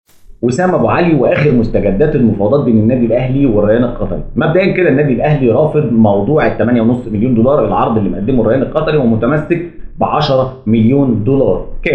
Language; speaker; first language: Arabic; native; Arabic